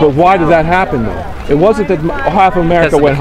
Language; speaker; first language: English; native; English